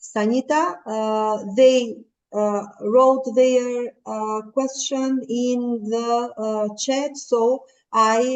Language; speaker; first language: English; non-native, fluent; Albanian